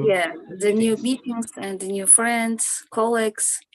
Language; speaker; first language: English; non-native, learner; Kyrgyz